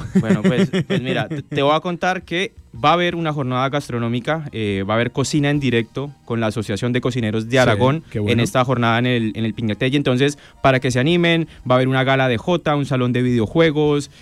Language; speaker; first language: Spanish; native; Spanish